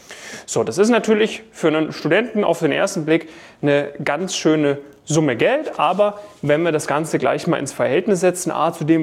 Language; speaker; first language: German; native; German